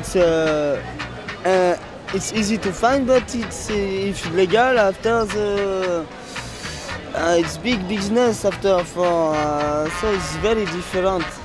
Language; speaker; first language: English; non-native, learner; French